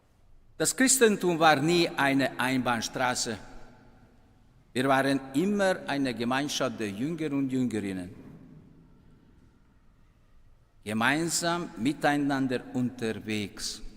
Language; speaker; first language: German; non-native, fluent; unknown